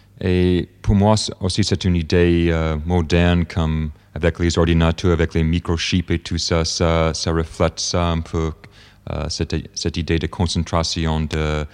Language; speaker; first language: French; non-native, fluent; English